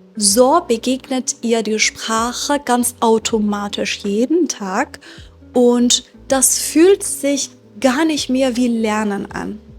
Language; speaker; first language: German; non-native, fluent; Persian